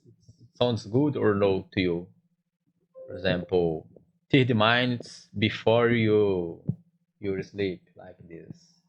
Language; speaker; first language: English; non-native, learner; Portuguese